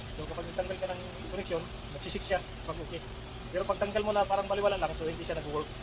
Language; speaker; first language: Filipino; non-native, local second language; Cebuano